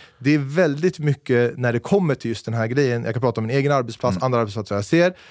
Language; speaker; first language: Swedish; native; Swedish